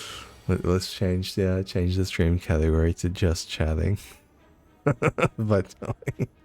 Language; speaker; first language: English; native; English